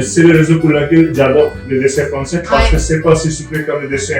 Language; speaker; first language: French; non-native, learner; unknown